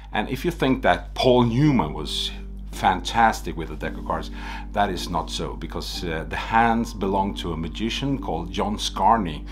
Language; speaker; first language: English; non-native, fluent; Swedish